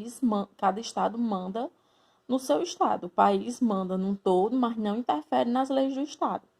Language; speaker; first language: Portuguese; native; Portuguese